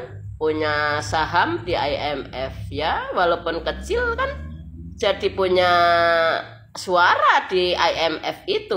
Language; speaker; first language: Indonesian; native; Indonesian